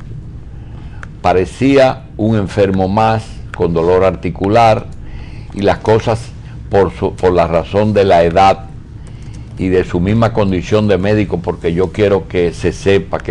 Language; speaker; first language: Spanish; native; Spanish